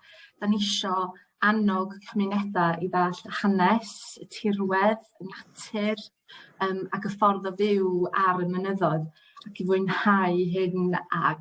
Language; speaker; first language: Welsh; native; Welsh